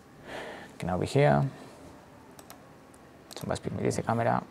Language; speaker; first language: German; non-native, learner; Spanish